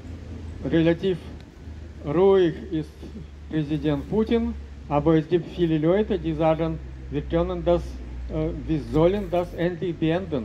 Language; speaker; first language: German; non-native, learner; Russian